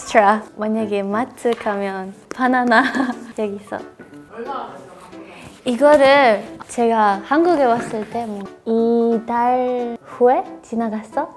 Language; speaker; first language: Korean; non-native, learner; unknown